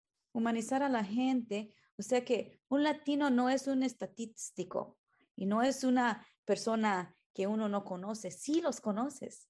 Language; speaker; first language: Spanish; early bilingual, heritage; Spanish